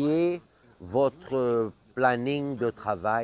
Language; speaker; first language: French; non-native, fluent; English